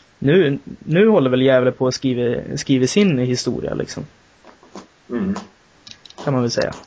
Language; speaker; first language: Swedish; native; Swedish